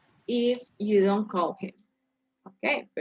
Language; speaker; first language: English; non-native, fluent; Spanish